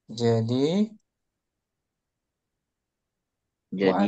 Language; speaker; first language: Indonesian; native; Indonesian